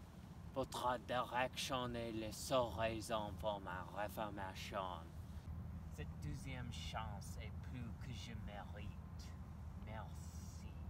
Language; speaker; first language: French; non-native, learner; English